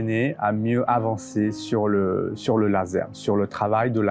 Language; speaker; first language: French; non-native, fluent; Chinese